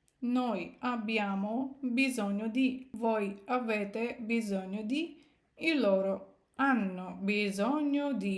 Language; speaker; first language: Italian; non-native, fluent; Ukrainian